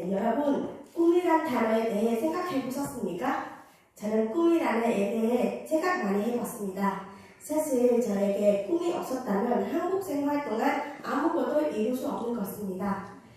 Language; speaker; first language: Korean; non-native, fluent; Vietnamese